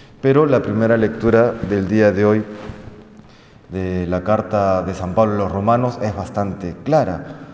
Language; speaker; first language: Spanish; native; Spanish